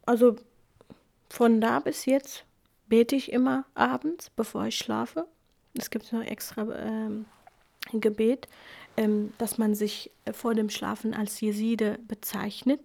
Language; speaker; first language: German; early bilingual, other home language; Kurdish